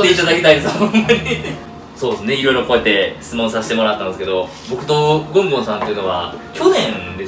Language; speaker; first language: Japanese; native; Japanese